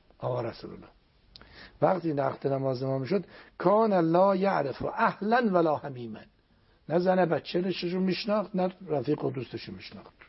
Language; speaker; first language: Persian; non-native, local second language; Azerbaijani